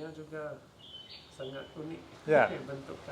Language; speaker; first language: Indonesian; non-native, fluent; English